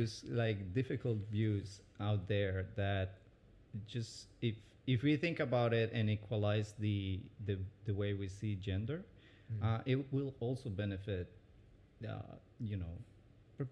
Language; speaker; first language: English; non-native, fluent; Spanish